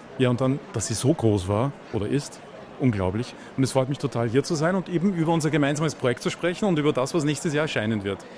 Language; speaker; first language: German; native; German